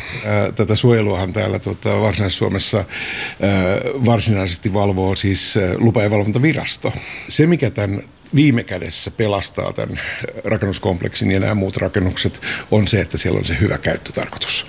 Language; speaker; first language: Finnish; native; Finnish